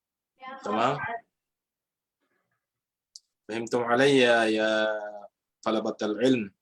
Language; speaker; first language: Arabic; non-native, fluent; Filipino